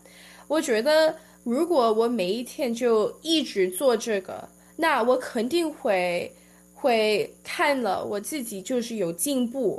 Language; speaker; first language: Chinese; early bilingual, heritage; Chinese